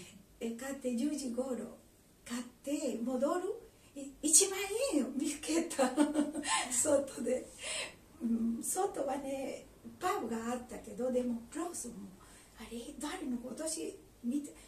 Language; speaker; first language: Japanese; non-native, learner; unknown